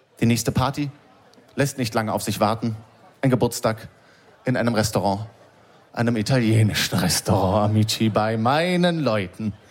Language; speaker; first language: German; native; German